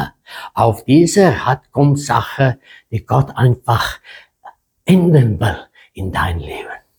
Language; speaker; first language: German; non-native, fluent; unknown